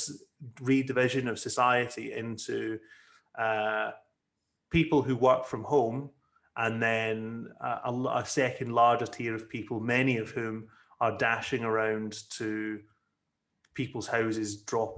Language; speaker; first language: English; native; English